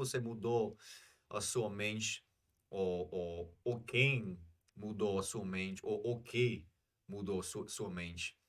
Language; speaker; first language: Portuguese; non-native, fluent; English